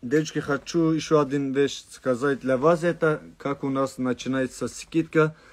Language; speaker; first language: Russian; non-native, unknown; Turkish